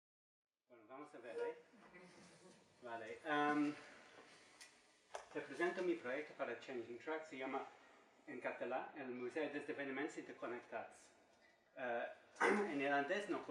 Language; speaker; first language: Spanish; non-native, learner; English